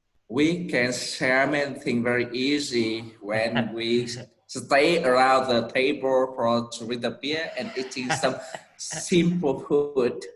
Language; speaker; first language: English; non-native, learner; Vietnamese